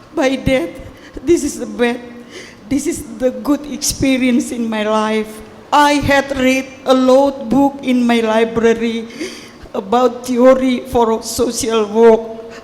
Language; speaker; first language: English; non-native, learner; Indonesian